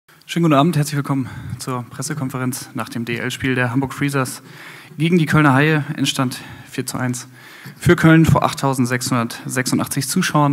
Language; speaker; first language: German; native; German